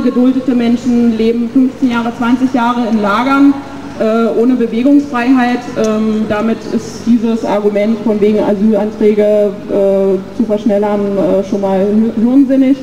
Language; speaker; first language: German; native; German